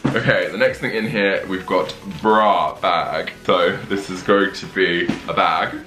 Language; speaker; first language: English; native; English